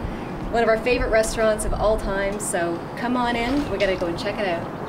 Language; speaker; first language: English; native; English